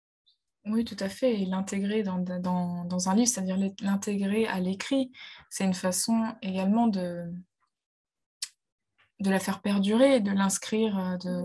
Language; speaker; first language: French; native; French